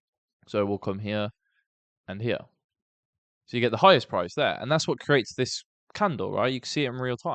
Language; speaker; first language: English; native; English